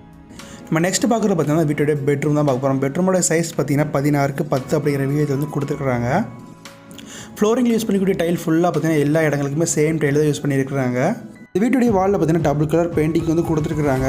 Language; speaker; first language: Tamil; native; Tamil